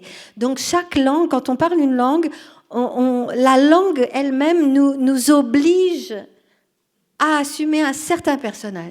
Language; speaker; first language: French; non-native, fluent; Portuguese